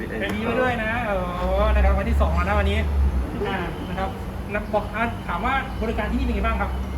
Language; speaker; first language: Thai; native; Thai